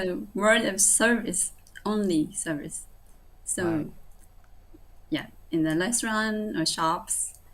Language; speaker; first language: English; non-native, learner; Japanese